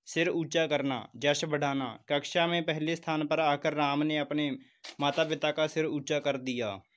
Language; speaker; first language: Hindi; non-native, local second language; Punjabi